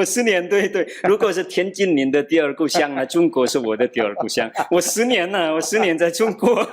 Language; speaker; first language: Chinese; non-native, fluent; Madurese